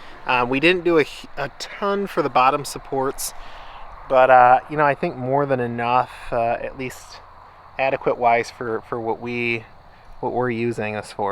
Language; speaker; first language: English; native; English